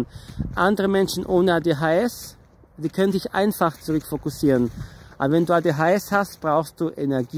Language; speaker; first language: German; non-native, fluent; Portuguese